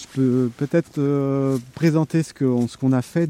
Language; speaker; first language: French; native; French